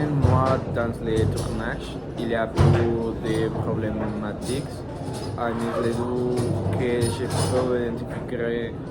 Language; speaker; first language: French; non-native, learner; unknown